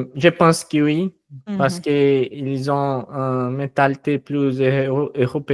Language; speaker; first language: French; non-native, fluent; Portuguese